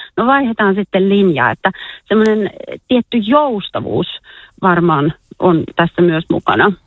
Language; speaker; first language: Finnish; native; Finnish